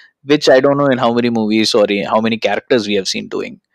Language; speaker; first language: English; non-native, local second language; Tamil